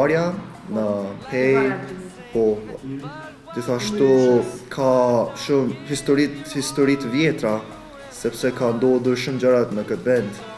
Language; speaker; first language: Albanian; early bilingual, other home language; Korean